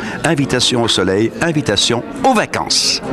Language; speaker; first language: French; native; French